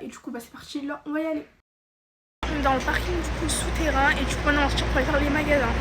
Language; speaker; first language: French; native; French